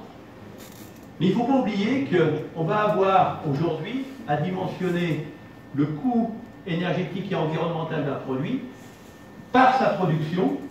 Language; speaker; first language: French; native; French